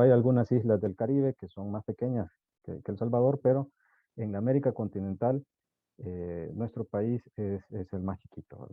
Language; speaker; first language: Spanish; native; Spanish